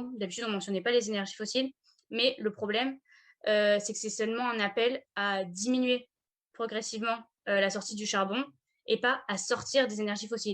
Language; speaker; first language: French; native; French